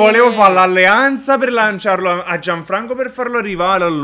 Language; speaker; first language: Italian; native; Italian